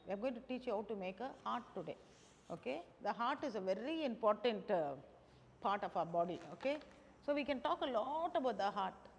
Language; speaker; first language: English; non-native, local second language; Tamil